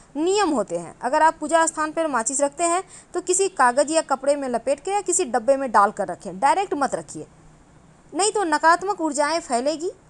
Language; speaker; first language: Hindi; native; Hindi